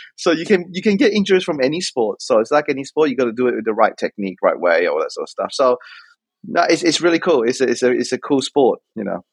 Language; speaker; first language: English; native; English